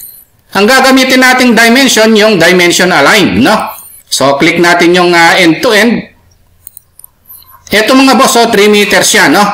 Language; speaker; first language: Filipino; native; Filipino